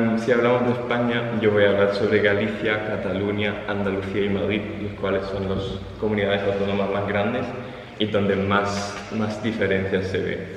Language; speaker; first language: Spanish; non-native, fluent; German